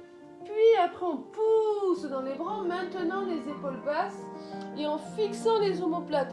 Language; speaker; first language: French; native; French